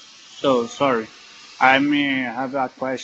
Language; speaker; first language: English; non-native, learner; Portuguese